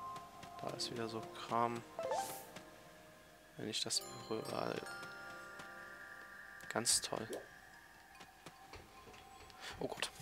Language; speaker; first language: German; native; German